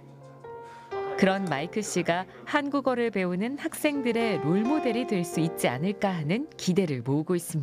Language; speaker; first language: Korean; native; Korean